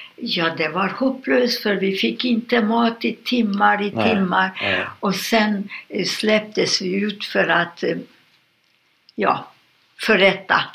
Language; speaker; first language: Swedish; non-native, fluent; Romanian